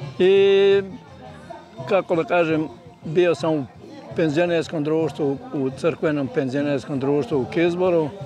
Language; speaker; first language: Serbian; native; Serbian